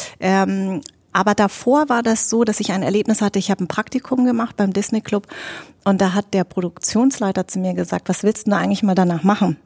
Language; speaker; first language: German; native; German